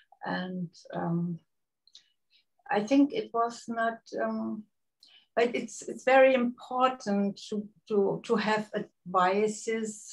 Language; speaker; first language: English; non-native, fluent; German